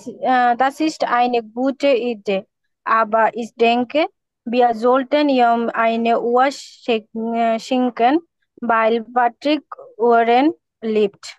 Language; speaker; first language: German; non-native, learner; Bangla